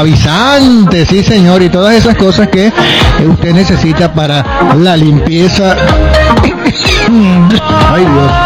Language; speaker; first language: Spanish; native; Spanish